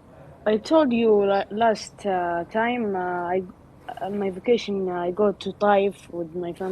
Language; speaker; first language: English; non-native, learner; Arabic